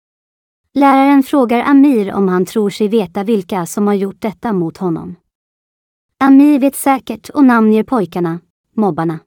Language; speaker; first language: Swedish; native; Swedish